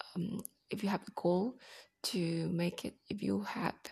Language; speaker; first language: English; non-native, learner; Indonesian